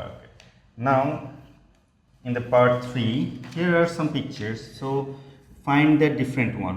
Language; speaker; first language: English; non-native, fluent; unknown